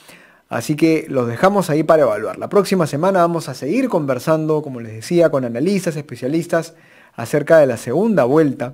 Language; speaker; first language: Spanish; native; Spanish